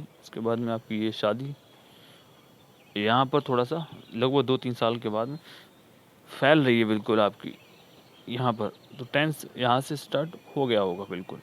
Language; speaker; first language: Hindi; native; Hindi